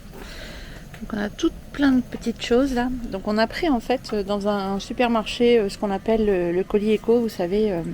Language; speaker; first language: French; native; French